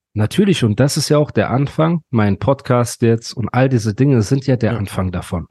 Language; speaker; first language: German; early bilingual, other home language; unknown